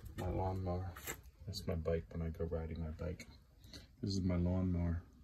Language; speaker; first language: English; native; English